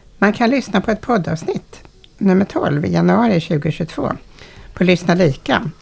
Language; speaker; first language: Swedish; native; Swedish